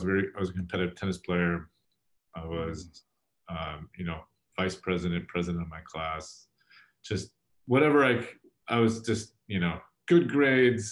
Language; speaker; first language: English; native; English